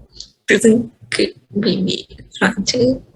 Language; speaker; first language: Vietnamese; native; Vietnamese